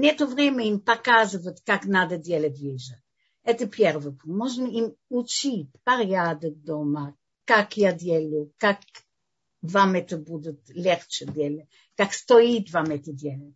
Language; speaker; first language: Russian; non-native, fluent; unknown